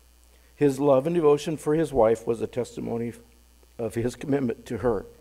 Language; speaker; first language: English; native; English